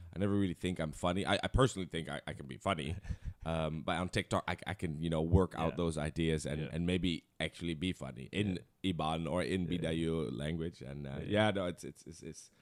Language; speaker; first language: English; non-native, fluent; Dutch